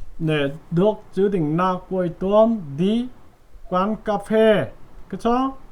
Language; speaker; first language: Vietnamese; non-native, learner; Korean